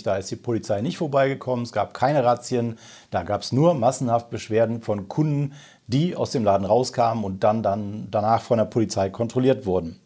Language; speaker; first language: German; native; German